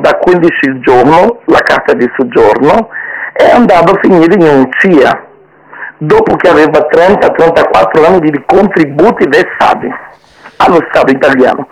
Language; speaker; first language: Italian; non-native, fluent; Portuguese